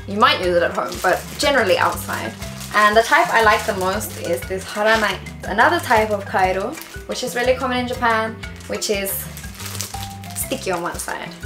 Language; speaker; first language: English; native; English